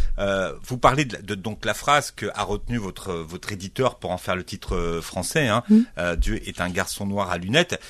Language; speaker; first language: French; native; French